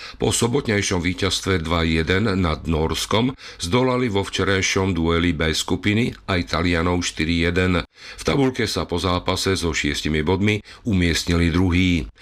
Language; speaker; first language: Slovak; native; Slovak